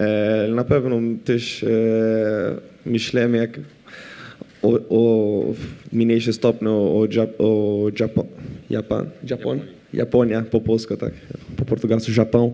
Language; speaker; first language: Polish; non-native, fluent; Portuguese